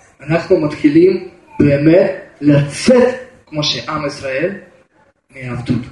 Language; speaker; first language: Hebrew; non-native, fluent; Russian